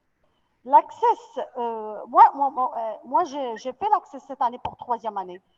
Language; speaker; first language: French; non-native, local second language; Arabic